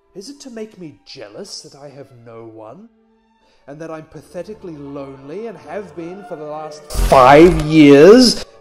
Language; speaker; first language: English; native; English